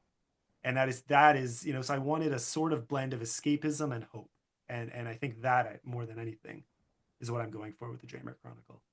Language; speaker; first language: English; native; English